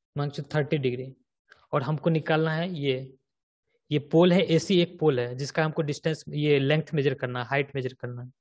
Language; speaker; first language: Hindi; native; Hindi